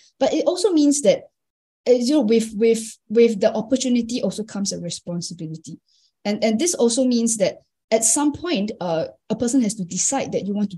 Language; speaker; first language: English; native; English